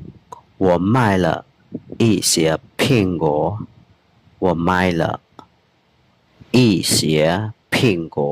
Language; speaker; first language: Chinese; non-native, fluent; Khmer